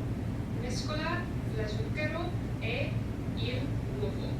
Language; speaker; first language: Italian; non-native, learner; English